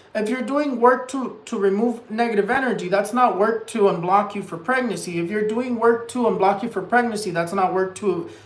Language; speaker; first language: English; early bilingual, other home language; Spanish